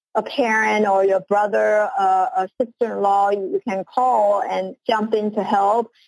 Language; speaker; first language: English; non-native, local second language; Cantonese